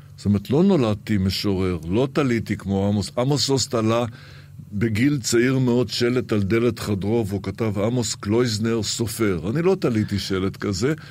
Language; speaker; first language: Hebrew; early bilingual, other home language; Arabic